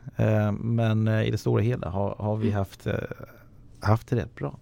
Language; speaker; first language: Swedish; non-native, fluent; English